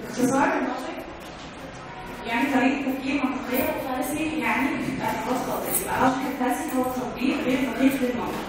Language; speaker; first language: Arabic; native; Arabic